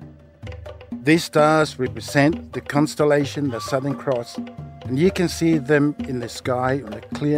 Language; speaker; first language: English; non-native, fluent; Samoan